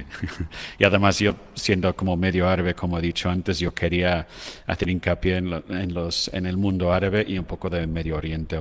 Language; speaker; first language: Spanish; non-native, fluent; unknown